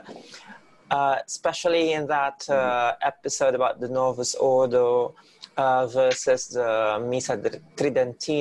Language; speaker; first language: English; non-native, local second language; Filipino